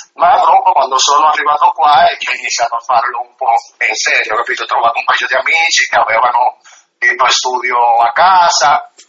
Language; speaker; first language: Italian; early bilingual, other home language; Spanish